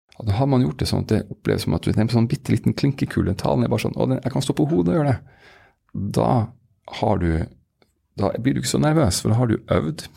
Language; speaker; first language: Norwegian; native; Norwegian